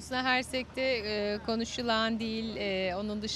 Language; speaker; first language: Turkish; native; Turkish